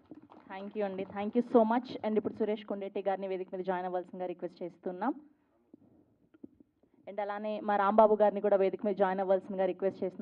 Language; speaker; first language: Telugu; native; Telugu